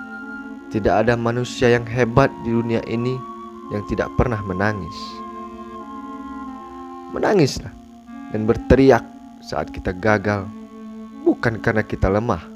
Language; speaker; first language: Indonesian; native; Indonesian